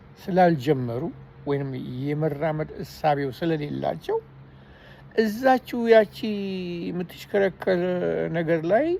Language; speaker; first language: Amharic; non-native, fluent; Armenian